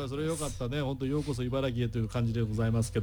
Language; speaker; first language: Japanese; native; Japanese